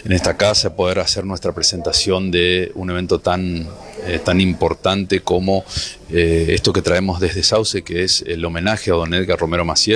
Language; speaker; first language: Spanish; native; Spanish